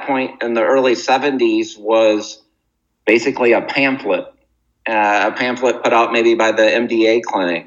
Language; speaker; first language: English; native; English